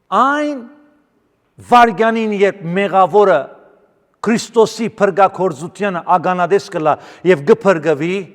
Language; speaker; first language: Armenian; early bilingual, heritage; Armenian